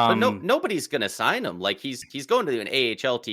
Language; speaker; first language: English; native; English